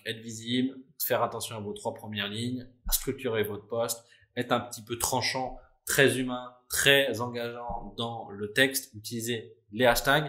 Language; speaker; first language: French; native; French